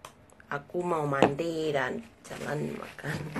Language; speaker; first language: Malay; non-native, learner; Thai